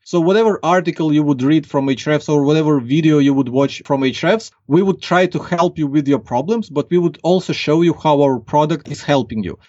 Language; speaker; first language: English; non-native, fluent; Ukrainian